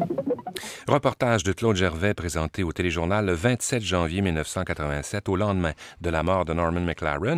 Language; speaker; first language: French; native; French